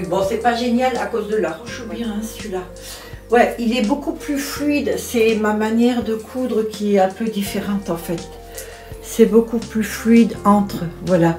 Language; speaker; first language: French; native; French